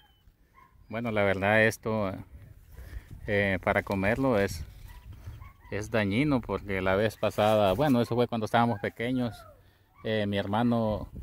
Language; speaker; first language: Spanish; native; Spanish